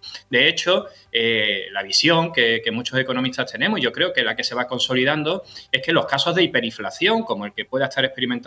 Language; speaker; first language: Spanish; native; Spanish